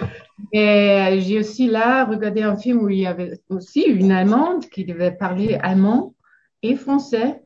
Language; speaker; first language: French; non-native, fluent; German